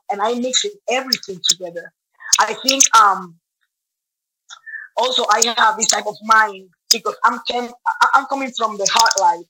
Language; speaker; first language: English; non-native, learner; Spanish